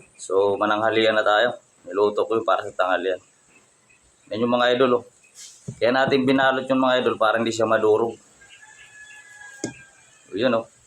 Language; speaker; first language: Filipino; non-native, local second language; Masbatenyo